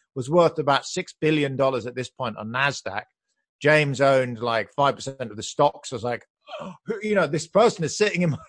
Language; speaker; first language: English; native; English